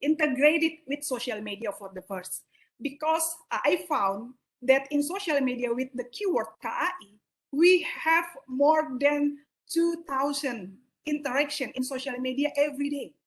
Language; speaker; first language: English; non-native, learner; Indonesian